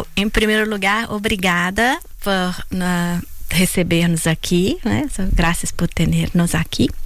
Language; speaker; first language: Portuguese; native; Portuguese